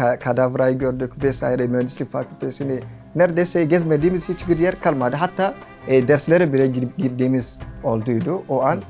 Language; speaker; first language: Turkish; non-native, fluent; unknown